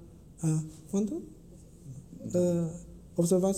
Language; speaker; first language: Italian; non-native, learner; Indonesian